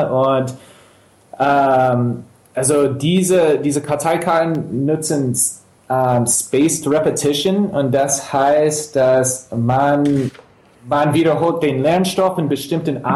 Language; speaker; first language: German; non-native, fluent; English